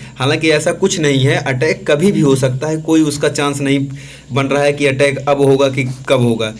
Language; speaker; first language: Hindi; native; Hindi